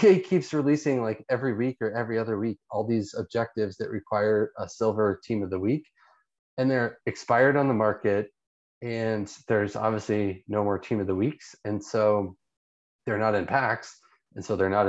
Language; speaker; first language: English; native; English